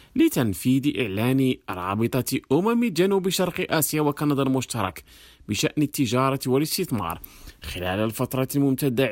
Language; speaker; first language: Arabic; non-native, fluent; Indonesian